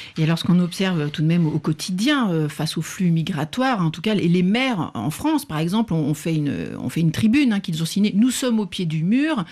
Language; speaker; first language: French; native; French